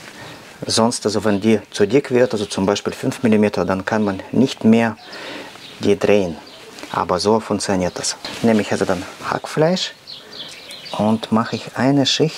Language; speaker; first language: German; non-native, learner; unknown